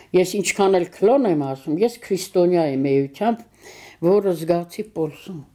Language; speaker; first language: Armenian; native; Armenian